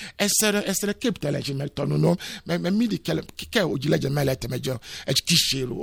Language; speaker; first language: Hungarian; non-native, fluent; Yoruba